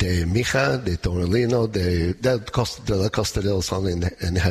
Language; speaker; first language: Spanish; non-native, learner; English